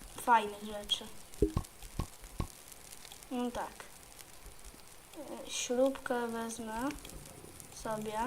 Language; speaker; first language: Polish; native; Polish